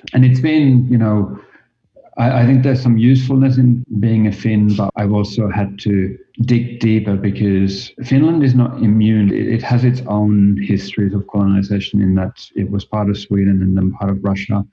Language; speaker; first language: English; non-native, fluent; Finnish